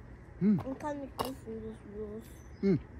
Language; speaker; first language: German; early bilingual, other home language; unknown